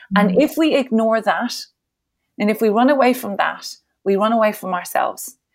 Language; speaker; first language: English; native; English